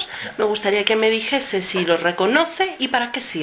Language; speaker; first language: Spanish; native; Spanish